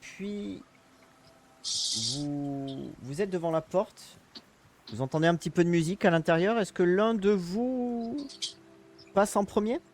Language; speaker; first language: French; native; French